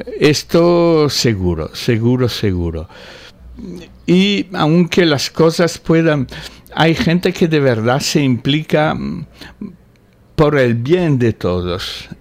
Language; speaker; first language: Spanish; non-native, fluent; Italian